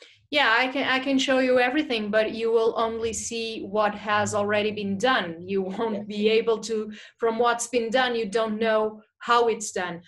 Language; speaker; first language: English; non-native, fluent; Portuguese